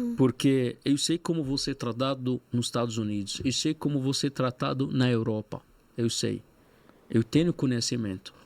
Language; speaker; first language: Portuguese; non-native, fluent; Arabic